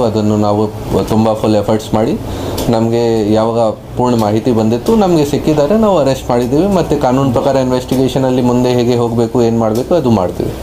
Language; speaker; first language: Kannada; non-native, fluent; Hindi